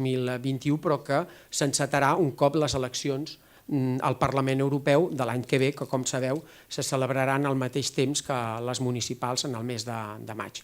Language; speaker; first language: Catalan; native; Catalan